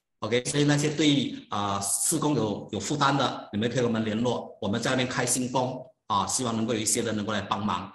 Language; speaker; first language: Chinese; native; Chinese